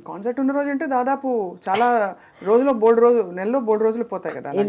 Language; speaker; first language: Telugu; native; Telugu